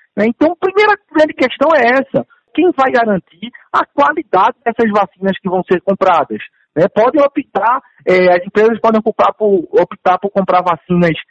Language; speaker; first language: Portuguese; native; Portuguese